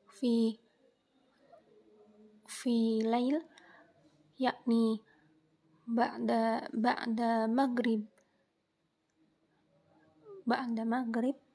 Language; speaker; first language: Arabic; non-native, learner; Indonesian